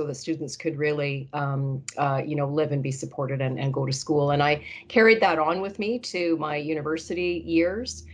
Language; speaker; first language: English; native; English